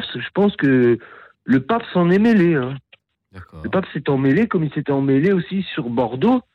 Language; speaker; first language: French; native; French